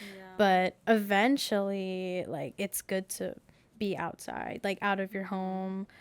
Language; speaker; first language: English; native; English